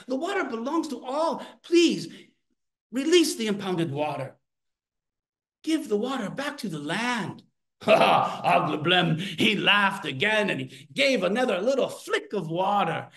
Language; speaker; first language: English; native; English